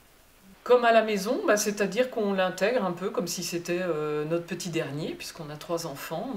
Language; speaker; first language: French; native; French